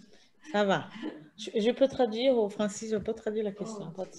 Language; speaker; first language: French; non-native, fluent; Portuguese